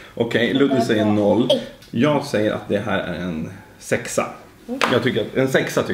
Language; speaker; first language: Swedish; native; Swedish